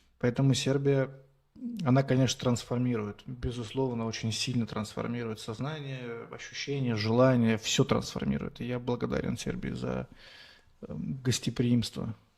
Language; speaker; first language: Russian; native; Russian